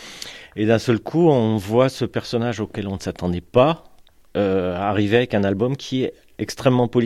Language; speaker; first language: French; native; French